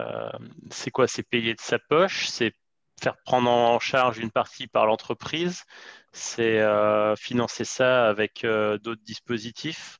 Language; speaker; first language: French; native; French